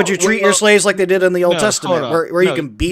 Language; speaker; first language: English; native; English